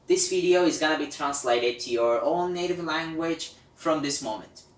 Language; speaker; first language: English; non-native, fluent; Azerbaijani